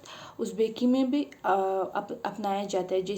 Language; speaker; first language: Hindi; non-native, fluent; Uzbek